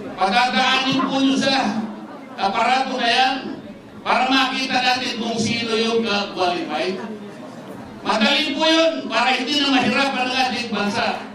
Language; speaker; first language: Filipino; native; Filipino